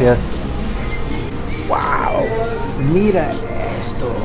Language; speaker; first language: Spanish; non-native, learner; English